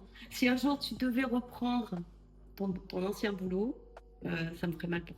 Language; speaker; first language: French; native; French